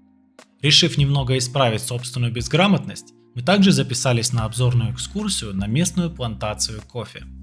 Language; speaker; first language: Russian; native; Russian